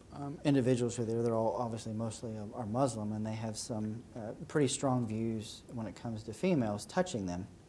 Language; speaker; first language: English; native; English